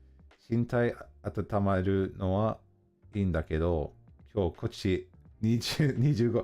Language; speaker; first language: Japanese; non-native, learner; English